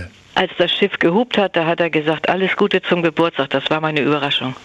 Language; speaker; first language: German; native; German